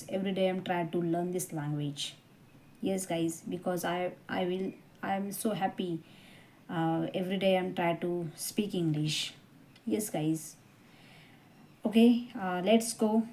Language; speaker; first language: English; non-native, learner; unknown